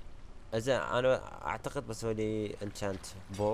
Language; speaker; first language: Arabic; native; Arabic